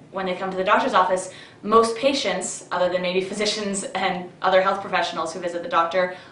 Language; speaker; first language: English; native; English